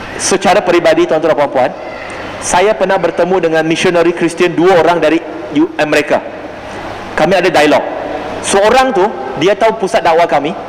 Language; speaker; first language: Malay; non-native, local second language; Chinese